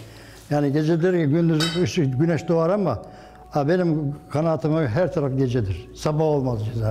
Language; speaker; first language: Turkish; native; Turkish